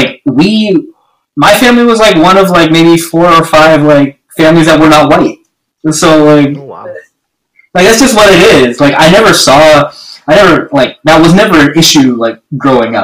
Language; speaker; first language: English; native; English